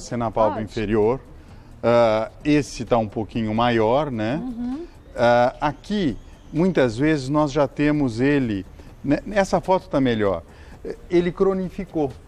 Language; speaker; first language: Portuguese; native; Portuguese